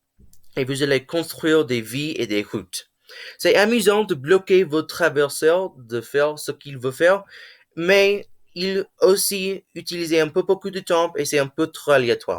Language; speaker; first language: French; non-native, learner; English